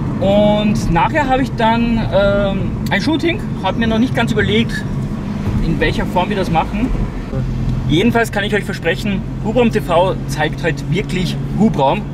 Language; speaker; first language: German; native; German